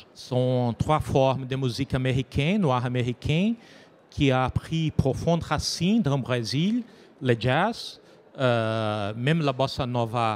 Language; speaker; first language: French; non-native, learner; Portuguese